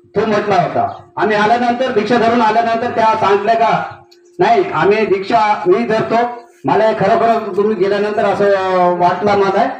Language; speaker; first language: Marathi; non-native, local second language; Gondi